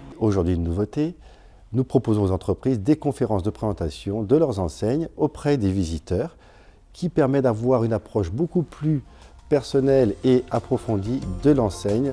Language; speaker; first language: French; native; French